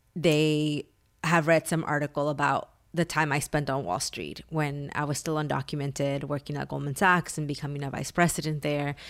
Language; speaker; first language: English; early bilingual, other home language; Spanish